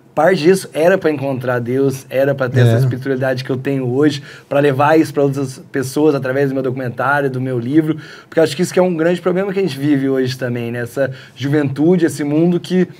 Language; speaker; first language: Portuguese; early bilingual, heritage; Portuguese